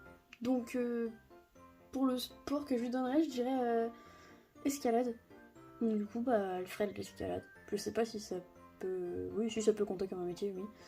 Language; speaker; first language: French; native; French